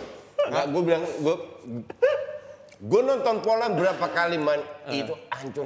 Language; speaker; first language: Indonesian; native; Indonesian